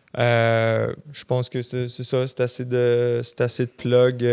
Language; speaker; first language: French; native; French